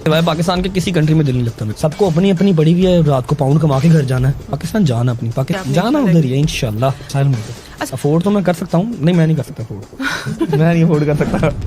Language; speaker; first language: Urdu; non-native, local second language; Punjabi